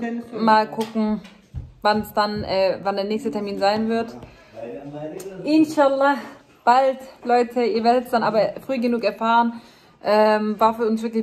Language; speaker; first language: German; early bilingual, other home language; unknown